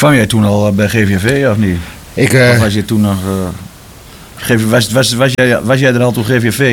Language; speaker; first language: Dutch; native; Dutch